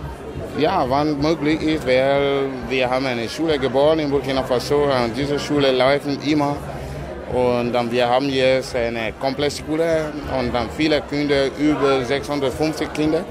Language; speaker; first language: German; non-native, learner; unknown